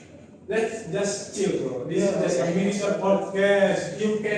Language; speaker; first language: English; non-native, learner; Indonesian